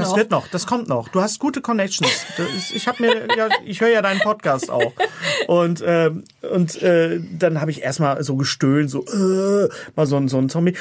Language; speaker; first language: German; native; German